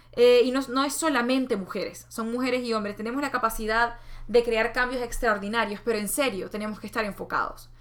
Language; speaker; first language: Spanish; native; Spanish